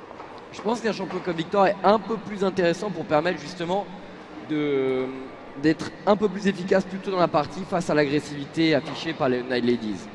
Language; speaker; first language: French; native; French